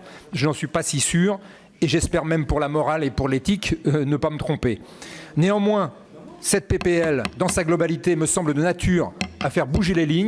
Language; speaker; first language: French; native; French